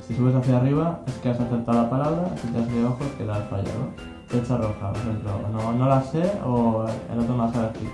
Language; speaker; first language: Spanish; native; Spanish